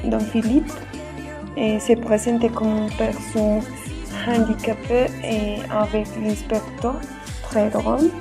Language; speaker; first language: French; non-native, learner; Spanish